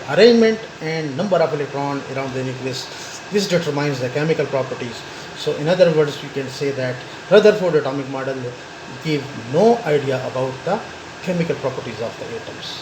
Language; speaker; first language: English; non-native, local second language; Pashto